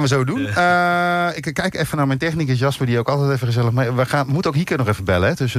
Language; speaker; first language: Dutch; native; Dutch